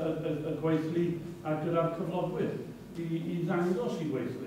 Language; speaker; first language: Welsh; native; Welsh